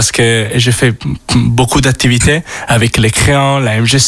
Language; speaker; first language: French; non-native, learner; Italian